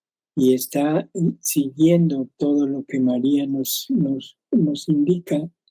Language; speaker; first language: Spanish; native; Spanish